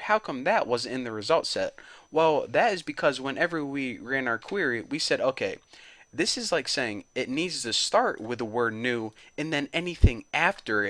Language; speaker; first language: English; native; English